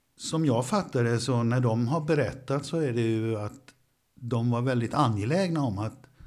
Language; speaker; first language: Swedish; early bilingual, other home language; Yiddish